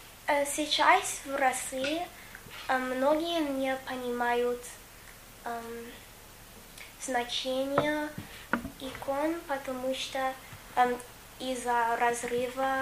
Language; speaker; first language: Russian; non-native, fluent; English